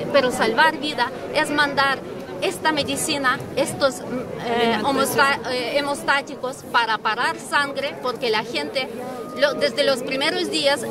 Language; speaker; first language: Spanish; non-native, fluent; Ukrainian